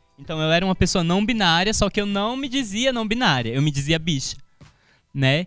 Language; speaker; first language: Portuguese; native; Portuguese